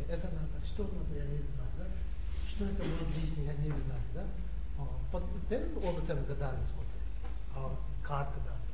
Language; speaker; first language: Russian; non-native, learner; Tibetan